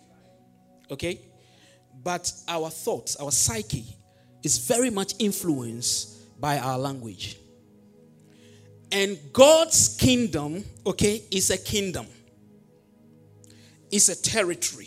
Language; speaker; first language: English; non-native, local second language; Ewe